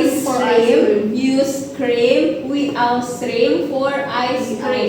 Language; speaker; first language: English; non-native, learner; Indonesian